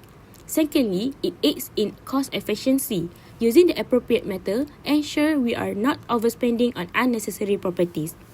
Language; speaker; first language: English; non-native, local second language; Malay